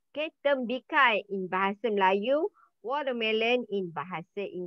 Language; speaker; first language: Malay; native; Malay